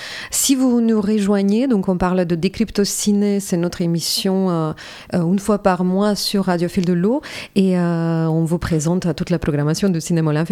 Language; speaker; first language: French; native; French